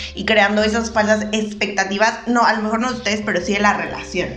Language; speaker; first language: Spanish; native; Spanish